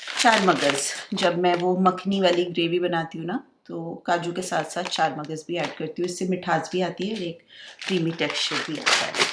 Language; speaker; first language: Hindi; non-native, local second language; Bangla